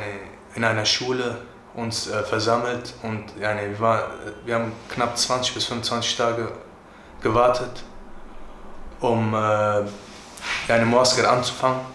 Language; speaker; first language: German; early bilingual, other home language; Turkish